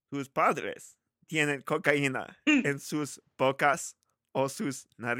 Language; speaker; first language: Spanish; non-native, learner; English